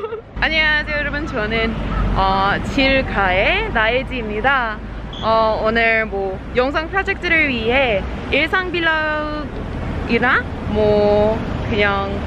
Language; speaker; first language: Korean; non-native, learner; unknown